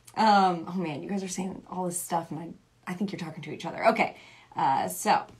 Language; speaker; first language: English; native; English